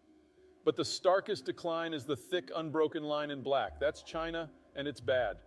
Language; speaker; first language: English; native; English